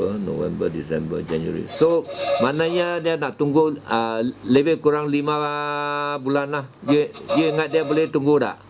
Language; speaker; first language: Malay; non-native, local second language; Chinese